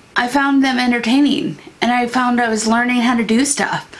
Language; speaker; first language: English; native; English